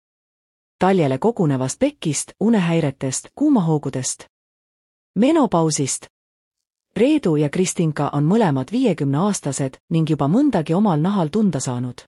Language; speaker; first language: Estonian; native; Estonian